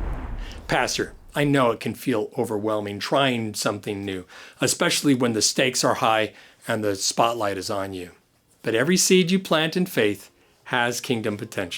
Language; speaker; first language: English; native; English